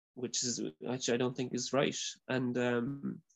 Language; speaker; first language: English; native; English